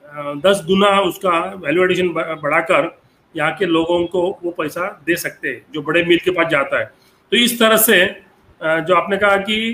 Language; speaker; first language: Hindi; non-native, local second language; Marathi